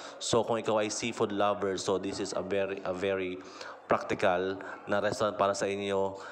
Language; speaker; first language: Filipino; native; Filipino